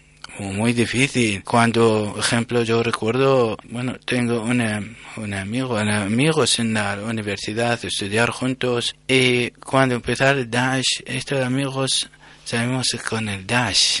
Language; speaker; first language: Spanish; non-native, learner; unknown